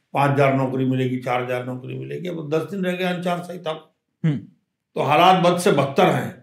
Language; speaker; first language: Hindi; native; Hindi